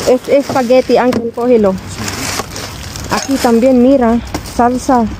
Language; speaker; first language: Spanish; non-native, learner; Filipino